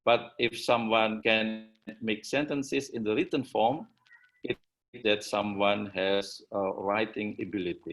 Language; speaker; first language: English; non-native, learner; Indonesian